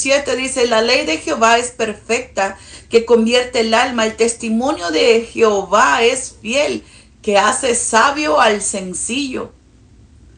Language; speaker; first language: Spanish; early bilingual, heritage; Spanish